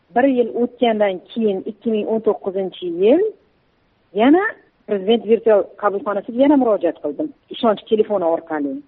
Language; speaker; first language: Uzbek; early bilingual, heritage; Uzbek